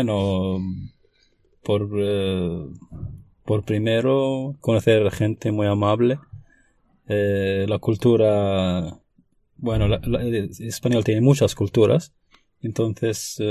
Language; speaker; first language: Spanish; non-native, fluent; Arabic